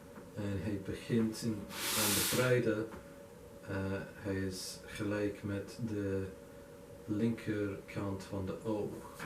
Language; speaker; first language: Dutch; non-native, learner; English